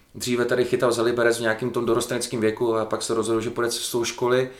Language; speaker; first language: Czech; native; Czech